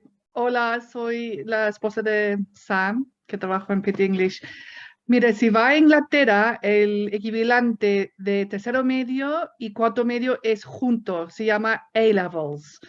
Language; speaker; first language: Spanish; non-native, fluent; English